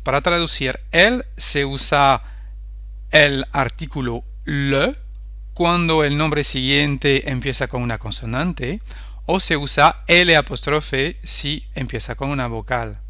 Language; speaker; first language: Spanish; non-native, fluent; French